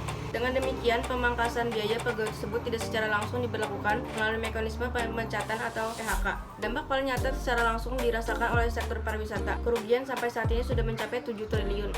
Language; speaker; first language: Indonesian; native; Indonesian